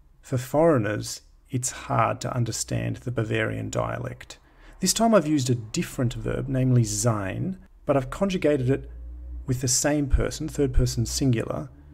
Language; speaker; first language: English; native; English